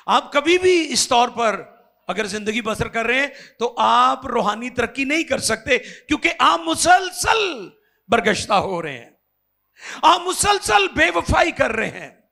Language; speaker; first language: Urdu; non-native, local second language; Punjabi